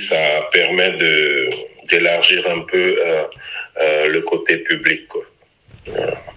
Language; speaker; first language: French; non-native, local second language; Ewe